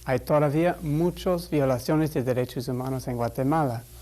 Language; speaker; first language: Spanish; non-native, fluent; English